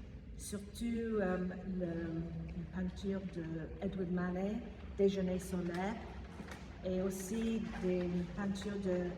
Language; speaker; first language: French; non-native, fluent; English